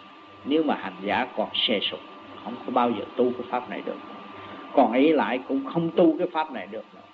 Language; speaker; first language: Vietnamese; native; Vietnamese